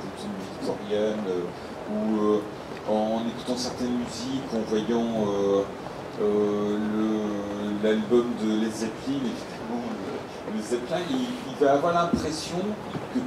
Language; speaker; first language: French; native; French